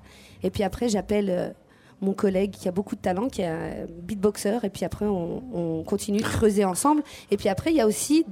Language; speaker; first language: French; native; French